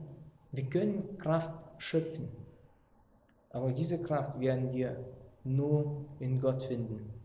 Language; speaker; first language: German; non-native, fluent; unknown